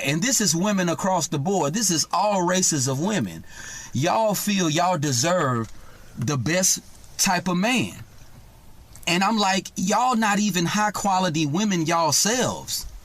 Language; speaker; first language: English; native; English